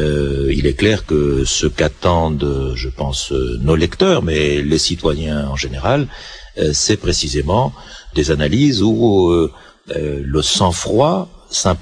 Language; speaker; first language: French; native; French